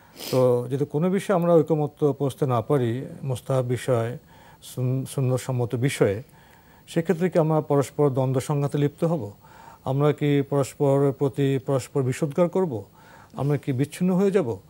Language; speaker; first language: Bangla; native; Bangla